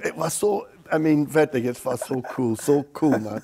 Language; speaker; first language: German; non-native, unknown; English